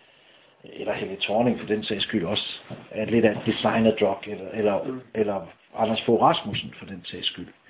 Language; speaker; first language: Danish; native; Danish